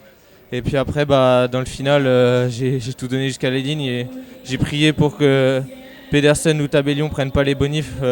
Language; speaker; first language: French; native; French